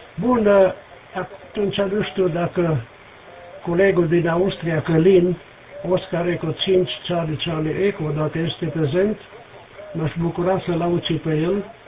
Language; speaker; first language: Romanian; native; Romanian